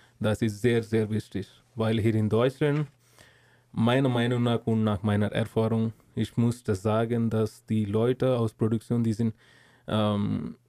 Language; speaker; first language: German; non-native, learner; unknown